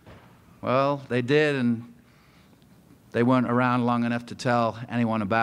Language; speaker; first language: English; native; English